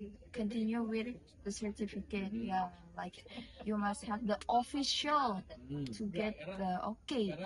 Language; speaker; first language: English; non-native, learner; Indonesian